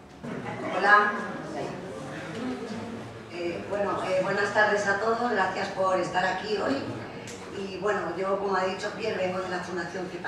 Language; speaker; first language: Spanish; native; Spanish